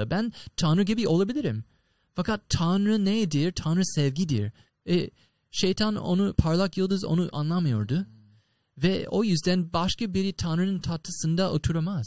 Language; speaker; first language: Turkish; non-native, fluent; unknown